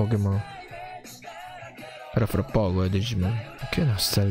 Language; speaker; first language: Italian; non-native, learner; Japanese